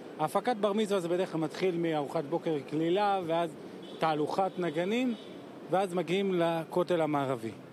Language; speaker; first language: Hebrew; native; Hebrew